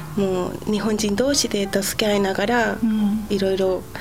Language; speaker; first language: Japanese; non-native, fluent; Spanish